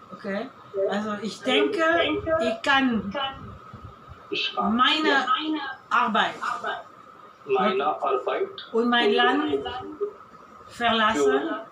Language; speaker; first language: German; non-native, fluent; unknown